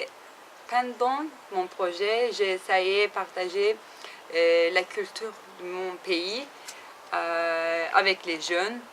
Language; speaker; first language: French; non-native, learner; Turkish